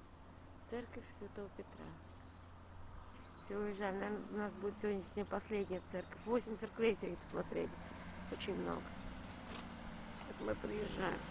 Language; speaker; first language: Russian; native; Russian